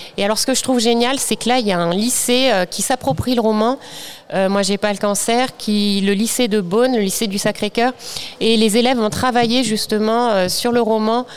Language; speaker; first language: French; native; French